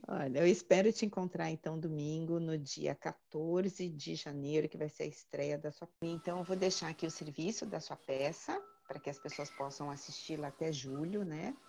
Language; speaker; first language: Portuguese; native; Portuguese